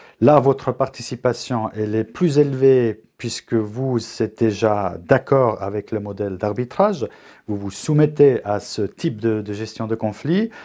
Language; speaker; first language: French; native; French